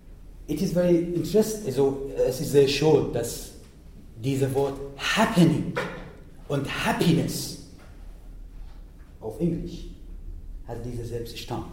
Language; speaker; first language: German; non-native, learner; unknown